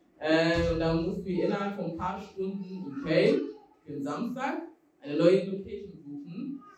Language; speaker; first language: German; early bilingual, other home language; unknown